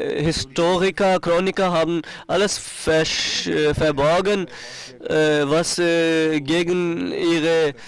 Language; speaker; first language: German; non-native, fluent; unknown